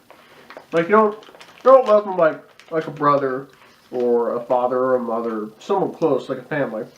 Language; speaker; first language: English; native; English